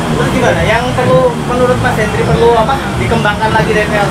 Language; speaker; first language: Indonesian; native; Indonesian